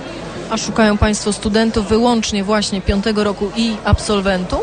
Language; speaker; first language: Polish; native; Polish